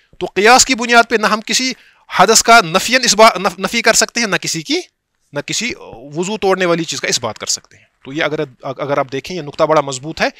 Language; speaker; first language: Urdu; non-native, local second language; Kashmiri